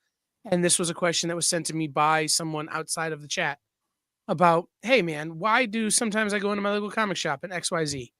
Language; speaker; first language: English; native; English